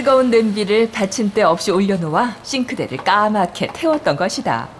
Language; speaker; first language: Korean; native; Korean